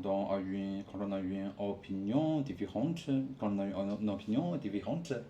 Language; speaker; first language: French; non-native, learner; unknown